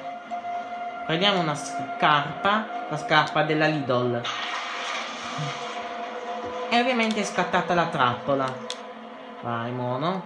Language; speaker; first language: Italian; native; Italian